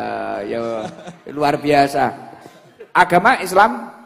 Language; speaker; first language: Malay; non-native, local second language; Javanese